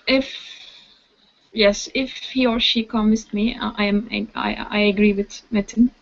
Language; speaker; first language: English; non-native, learner; Turkish